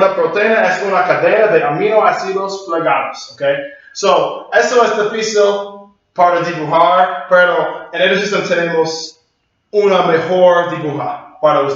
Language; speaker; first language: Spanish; non-native, learner; English